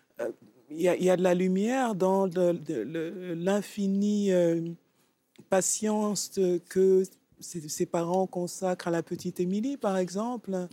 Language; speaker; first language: French; native; French